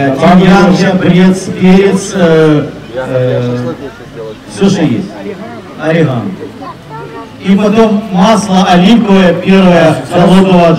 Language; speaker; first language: Russian; native; Russian